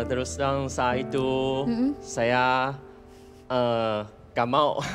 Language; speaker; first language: Indonesian; non-native, fluent; Chinese